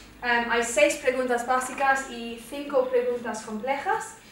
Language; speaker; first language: Spanish; non-native, fluent; English